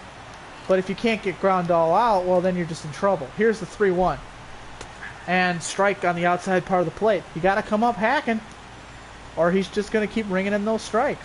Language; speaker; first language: English; native; English